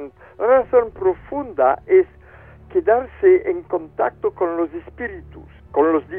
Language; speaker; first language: Spanish; non-native, fluent; French